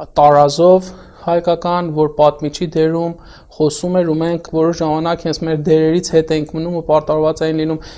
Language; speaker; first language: Armenian; early bilingual, heritage; Armenian